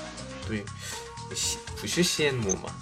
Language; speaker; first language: Chinese; non-native, learner; Korean